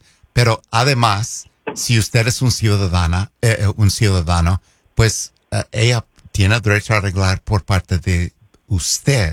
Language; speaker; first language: Spanish; non-native, fluent; English